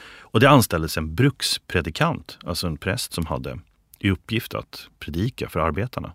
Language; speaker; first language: Swedish; native; Swedish